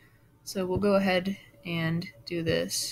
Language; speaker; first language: English; native; English